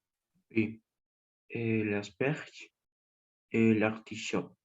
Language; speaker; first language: French; non-native, learner; Spanish